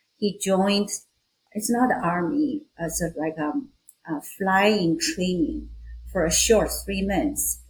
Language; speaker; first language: English; non-native, fluent; Chinese